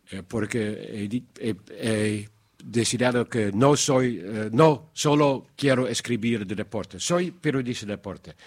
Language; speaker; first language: Spanish; non-native, fluent; Dutch